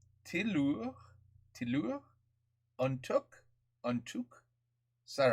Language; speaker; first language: Indonesian; non-native, learner; English